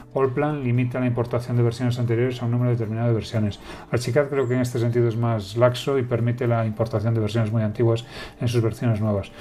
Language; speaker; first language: Spanish; native; Spanish